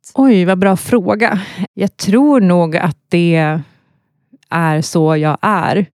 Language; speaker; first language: Swedish; native; Swedish